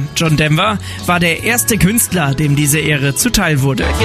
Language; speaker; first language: German; native; German